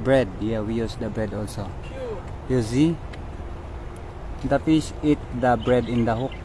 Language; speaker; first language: English; non-native, learner; Filipino